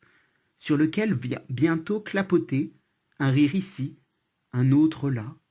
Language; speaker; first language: French; native; French